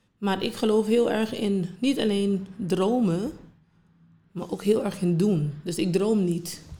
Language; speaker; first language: Dutch; non-native, local second language; English